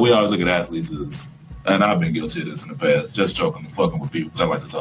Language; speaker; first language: English; native; English